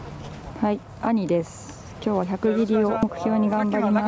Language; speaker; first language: Japanese; native; Japanese